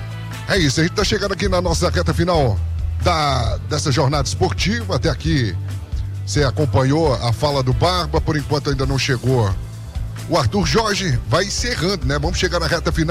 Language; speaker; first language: Portuguese; native; Portuguese